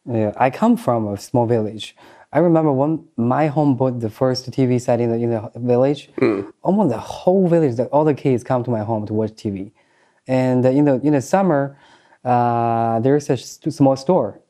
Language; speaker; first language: English; non-native, fluent; Chinese